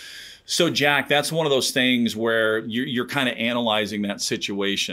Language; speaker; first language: English; native; English